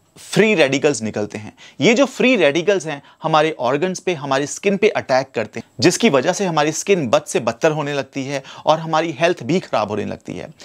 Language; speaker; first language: Hindi; native; Hindi